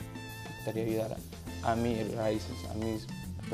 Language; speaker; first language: Spanish; early bilingual, other home language; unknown